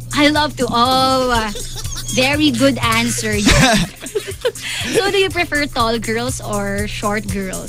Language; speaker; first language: English; non-native, local second language; Filipino